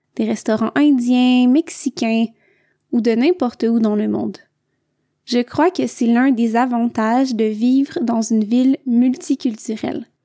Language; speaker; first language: French; native; French